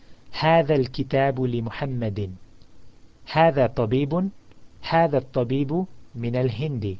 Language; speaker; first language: Arabic; non-native, fluent; English